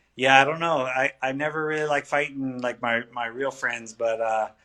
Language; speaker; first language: English; native; English